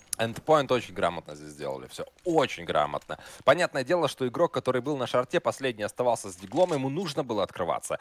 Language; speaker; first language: Russian; native; Russian